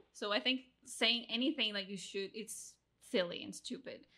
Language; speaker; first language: English; non-native, fluent; Portuguese